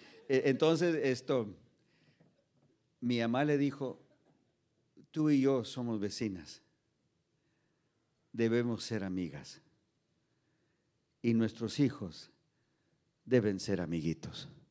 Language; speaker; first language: Spanish; early bilingual, heritage; Spanish